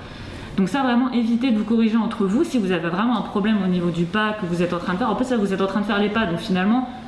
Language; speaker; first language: French; native; French